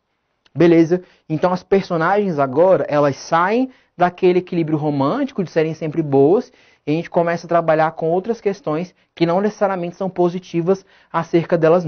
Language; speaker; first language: Portuguese; native; Portuguese